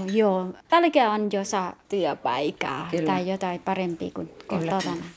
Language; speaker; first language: Finnish; non-native, learner; Thai